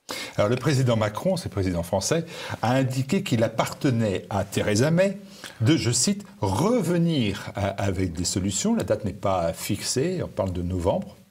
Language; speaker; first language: French; native; French